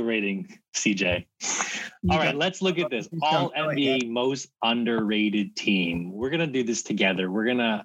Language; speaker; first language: English; native; English